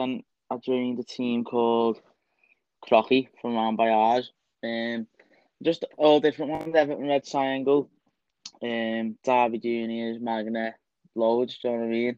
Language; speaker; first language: English; native; English